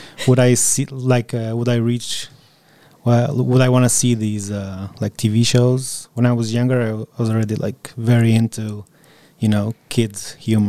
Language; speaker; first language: English; non-native, fluent; Portuguese